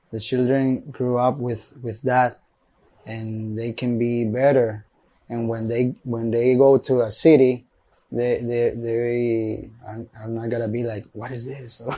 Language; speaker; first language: English; non-native, learner; Spanish